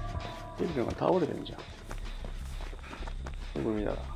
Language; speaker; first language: Japanese; native; Japanese